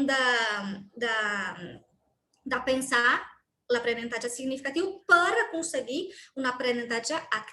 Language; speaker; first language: Catalan; non-native, fluent; Portuguese